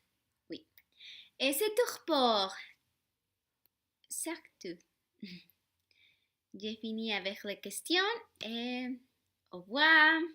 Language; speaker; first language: French; non-native, learner; Spanish